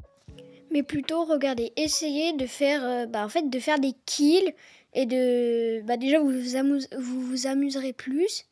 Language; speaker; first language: French; native; French